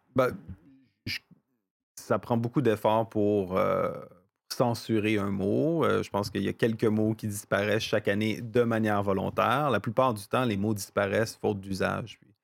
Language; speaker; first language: French; native; French